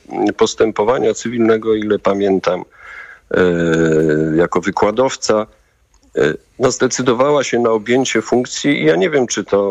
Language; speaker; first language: Polish; native; Polish